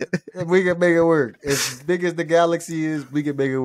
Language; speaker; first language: English; native; English